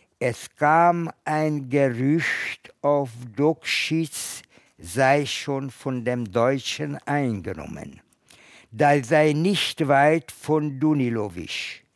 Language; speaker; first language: German; non-native, fluent; Hungarian